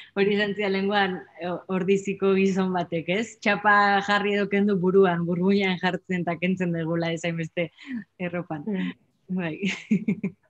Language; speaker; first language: Basque; native; Basque